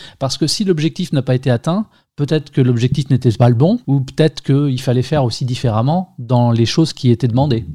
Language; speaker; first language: French; native; French